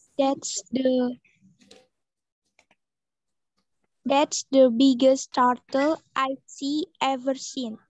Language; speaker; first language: English; non-native, learner; Indonesian